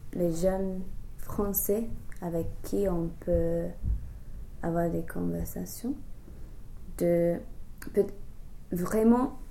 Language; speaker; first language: French; non-native, fluent; English